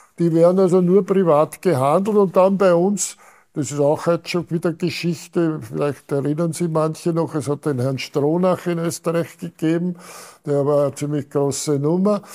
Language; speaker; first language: German; native; German